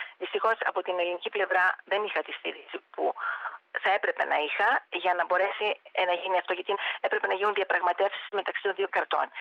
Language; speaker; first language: Greek; native; Greek